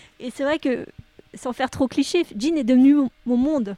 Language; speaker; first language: French; native; French